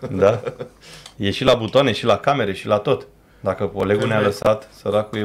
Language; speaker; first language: Romanian; native; Romanian